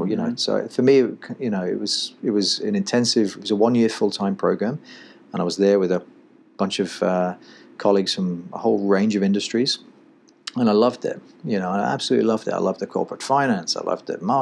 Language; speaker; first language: English; native; English